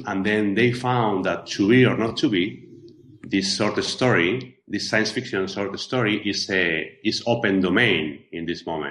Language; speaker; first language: English; non-native, fluent; Spanish